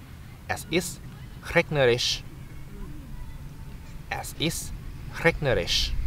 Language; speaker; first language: German; non-native, fluent; Indonesian